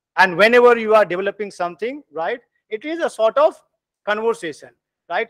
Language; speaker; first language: English; non-native, local second language; Hindi